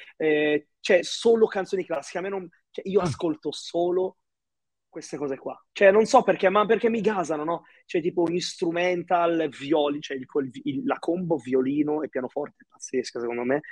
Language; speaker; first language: Italian; early bilingual, other home language; Arabic